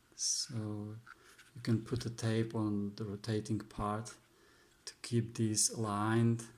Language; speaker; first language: English; non-native, fluent; Czech